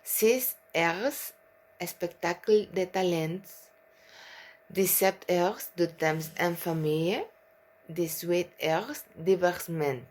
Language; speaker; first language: French; non-native, learner; Spanish